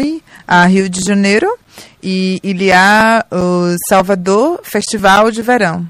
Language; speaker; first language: French; non-native, learner; Portuguese